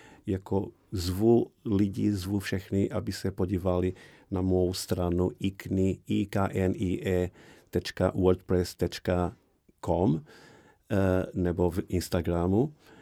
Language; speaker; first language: Czech; non-native, fluent; Portuguese